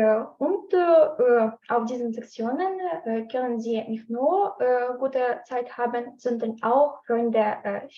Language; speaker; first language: German; non-native, learner; Ukrainian